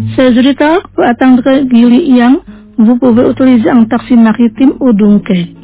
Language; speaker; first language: French; non-native, fluent; Indonesian